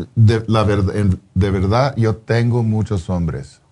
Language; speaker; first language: Spanish; early bilingual, heritage; Spanish